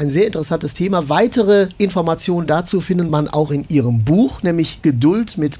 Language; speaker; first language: German; native; German